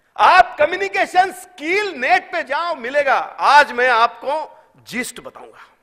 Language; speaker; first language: Hindi; non-native, local second language; Marathi